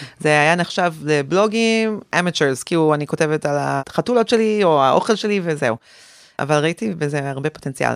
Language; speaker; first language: Hebrew; early bilingual, heritage; Hebrew